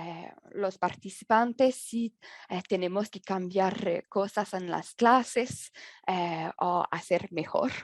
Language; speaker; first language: Spanish; non-native, learner; French